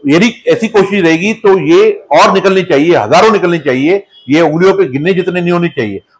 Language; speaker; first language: Hindi; non-native, local second language; Sindhi